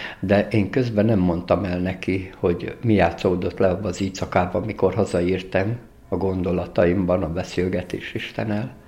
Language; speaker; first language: Hungarian; native; Hungarian